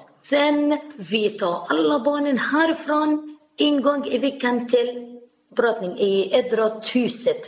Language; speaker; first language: Swedish; non-native, learner; Arabic